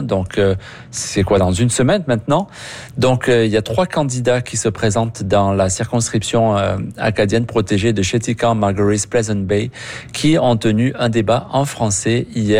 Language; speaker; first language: French; native; French